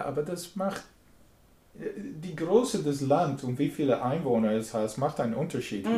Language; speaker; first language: German; non-native, learner; English